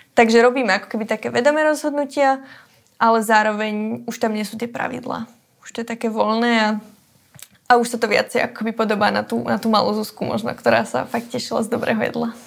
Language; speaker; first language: Slovak; native; Slovak